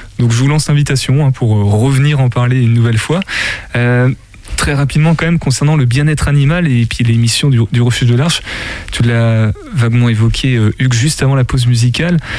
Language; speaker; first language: French; native; French